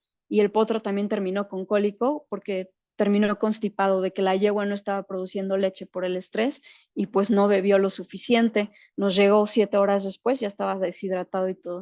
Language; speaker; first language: Spanish; native; Spanish